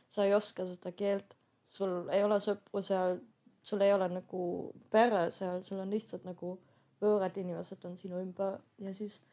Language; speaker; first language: Estonian; non-native, fluent; German